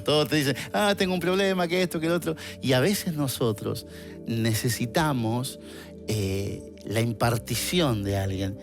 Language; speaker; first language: Spanish; native; Spanish